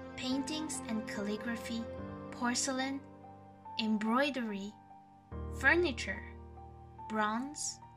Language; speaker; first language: English; non-native, fluent; French